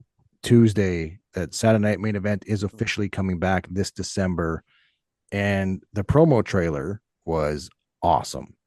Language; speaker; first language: English; native; English